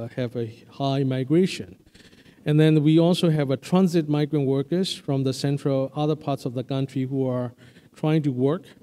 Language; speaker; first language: English; non-native, fluent; Burmese